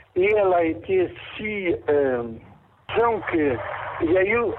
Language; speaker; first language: French; non-native, fluent; Portuguese